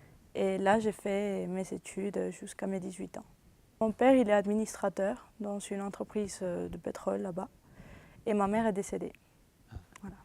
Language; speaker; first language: French; non-native, fluent; Spanish